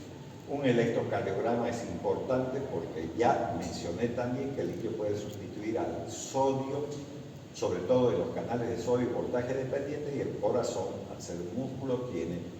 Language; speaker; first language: Spanish; native; Spanish